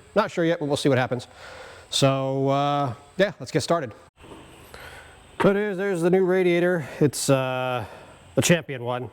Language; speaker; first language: English; native; English